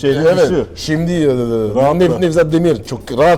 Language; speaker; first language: Turkish; non-native, learner; French